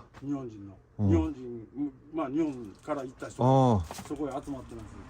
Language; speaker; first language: Japanese; non-native, learner; English